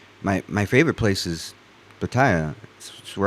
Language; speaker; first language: English; native; English